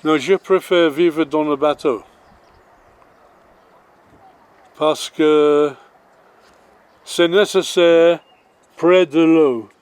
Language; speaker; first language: French; non-native, learner; English